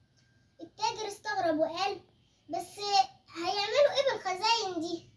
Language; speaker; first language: Arabic; native; Arabic